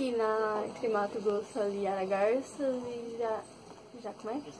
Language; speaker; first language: Portuguese; native; Portuguese